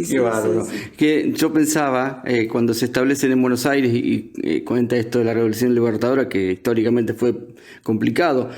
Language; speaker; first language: Spanish; native; Spanish